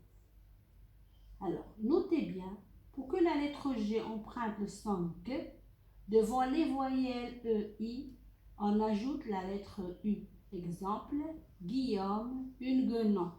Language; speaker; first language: French; non-native, local second language; Arabic